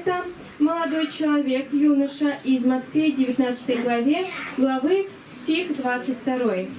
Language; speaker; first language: Russian; native; Russian